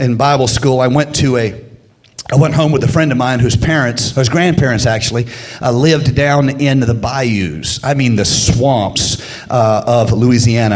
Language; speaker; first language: English; native; English